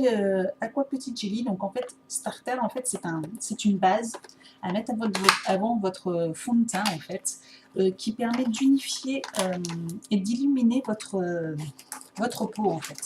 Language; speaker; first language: French; native; French